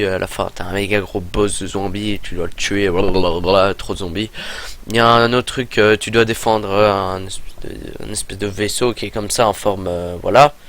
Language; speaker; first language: French; native; French